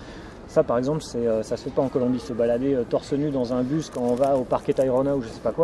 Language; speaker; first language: French; native; French